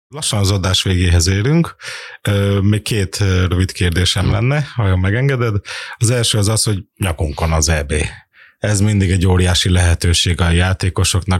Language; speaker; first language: Hungarian; native; Hungarian